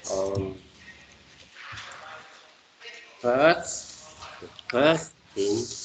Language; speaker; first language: English; non-native, learner; Vietnamese